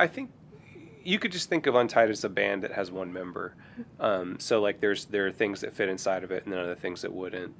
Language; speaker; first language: English; native; English